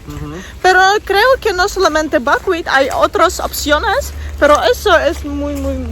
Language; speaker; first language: Spanish; non-native, learner; Russian